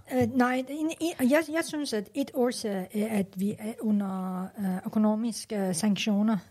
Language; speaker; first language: Danish; non-native, learner; Persian